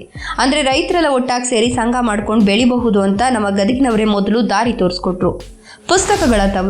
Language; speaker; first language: Kannada; native; Kannada